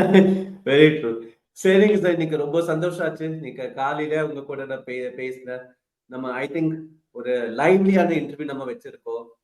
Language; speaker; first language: Tamil; early bilingual, heritage; Tamil